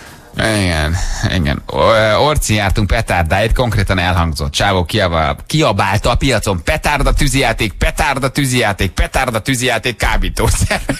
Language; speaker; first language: Hungarian; native; Hungarian